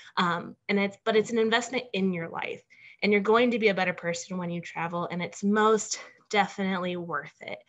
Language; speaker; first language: English; native; English